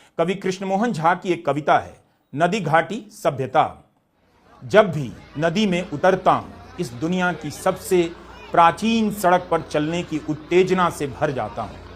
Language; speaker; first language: Hindi; non-native, local second language; Bhojpuri